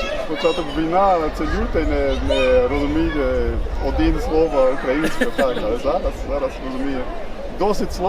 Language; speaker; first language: Ukrainian; non-native, learner; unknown